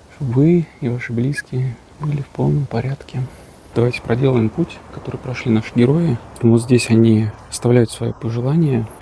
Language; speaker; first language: Russian; native; Russian